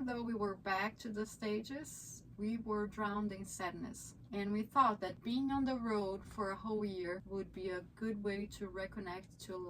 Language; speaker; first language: English; non-native, fluent; Portuguese